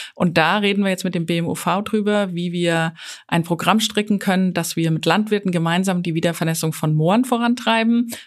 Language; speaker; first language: German; native; German